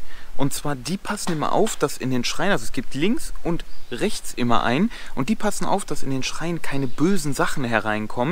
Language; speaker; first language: German; native; German